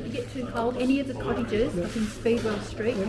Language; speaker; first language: English; native; English